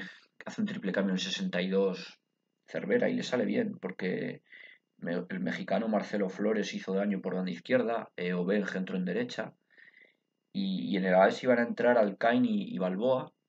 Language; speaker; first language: Spanish; native; Spanish